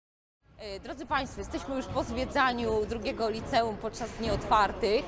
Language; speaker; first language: Polish; native; Polish